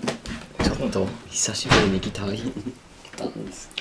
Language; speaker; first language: Japanese; non-native, learner; English